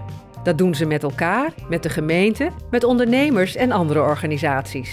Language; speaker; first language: Dutch; native; Dutch